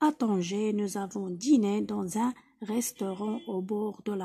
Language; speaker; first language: French; non-native, local second language; Arabic